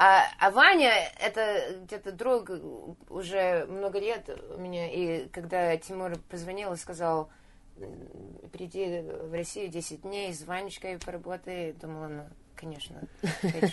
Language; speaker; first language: Russian; early bilingual, heritage; Russian